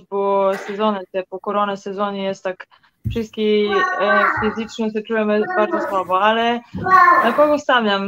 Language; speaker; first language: Polish; non-native, learner; Serbian